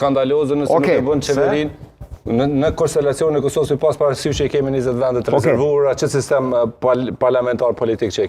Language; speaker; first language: Albanian; native; Albanian